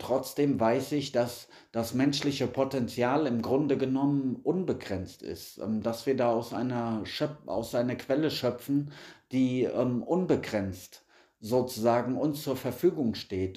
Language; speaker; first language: German; native; German